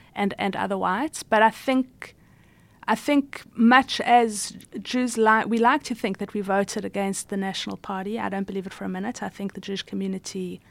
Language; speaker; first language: English; native; English